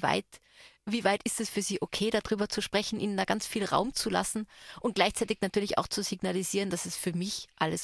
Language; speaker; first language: German; native; German